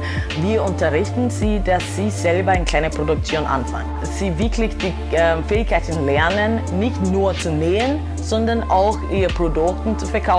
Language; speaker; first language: German; non-native, fluent; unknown